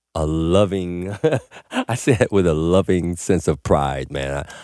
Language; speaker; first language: English; native; English